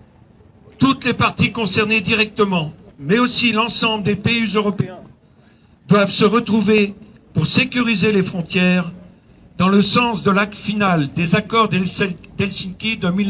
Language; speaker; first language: French; native; French